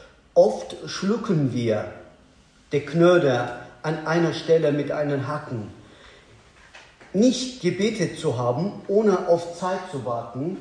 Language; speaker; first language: German; non-native, learner; Azerbaijani